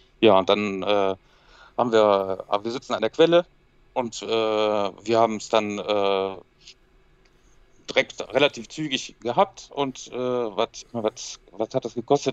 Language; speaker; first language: German; native; German